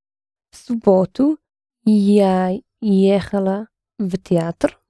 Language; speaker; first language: Russian; non-native, learner; English